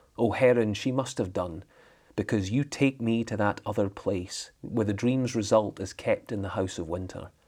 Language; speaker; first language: English; native; English